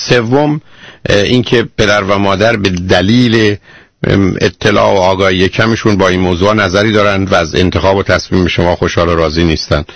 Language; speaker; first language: Persian; native; Persian